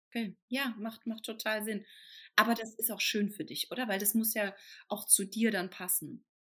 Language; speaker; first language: German; native; German